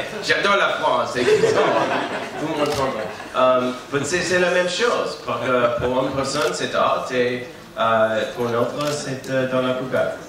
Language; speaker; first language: French; non-native, learner; English